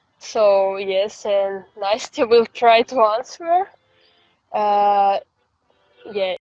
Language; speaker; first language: English; non-native, fluent; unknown